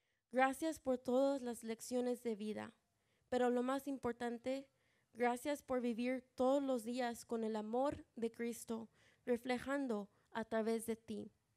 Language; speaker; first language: Spanish; early bilingual, other home language; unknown